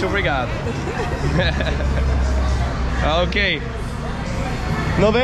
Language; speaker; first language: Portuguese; non-native, learner; Danish